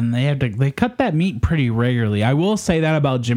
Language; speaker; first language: English; native; English